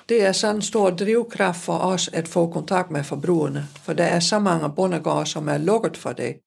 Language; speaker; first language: Danish; non-native, fluent; Dutch